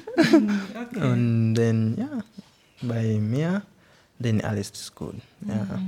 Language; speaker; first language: German; non-native, learner; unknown